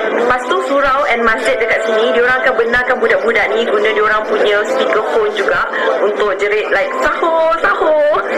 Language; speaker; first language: Malay; native; Malay